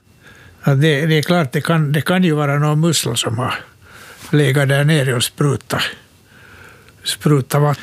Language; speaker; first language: Swedish; native; Swedish